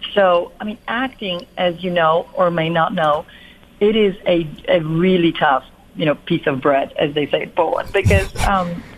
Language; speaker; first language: English; non-native, fluent; Polish